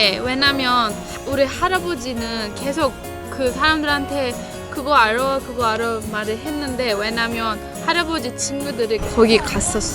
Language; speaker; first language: Korean; non-native, learner; Turkish